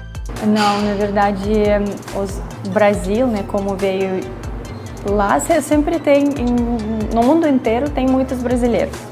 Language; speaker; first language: Portuguese; non-native, fluent; Russian